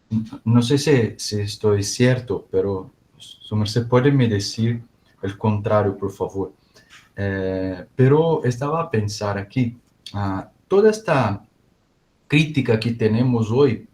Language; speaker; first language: Spanish; non-native, learner; Portuguese